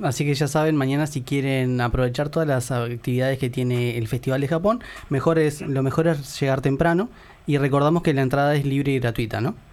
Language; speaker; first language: Spanish; native; Spanish